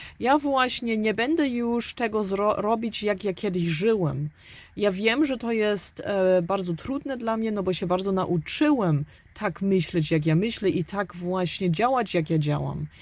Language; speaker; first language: Polish; early bilingual, heritage; German